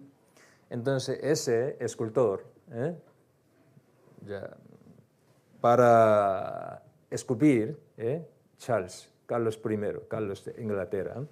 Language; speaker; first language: Spanish; non-native, learner; Korean